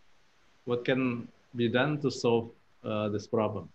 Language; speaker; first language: English; non-native, fluent; Indonesian